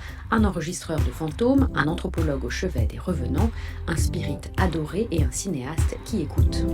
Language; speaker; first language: French; native; French